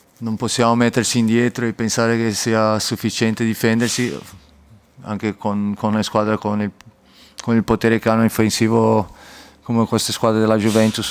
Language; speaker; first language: Italian; non-native, fluent; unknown